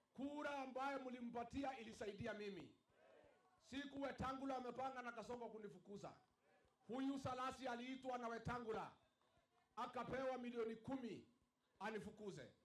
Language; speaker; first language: Swahili; non-native, local second language; Kikuyu